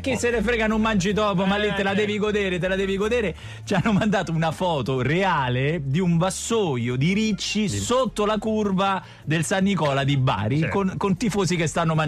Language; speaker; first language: Italian; native; Italian